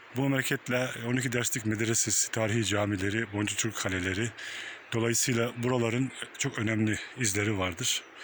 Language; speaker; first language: Turkish; native; Turkish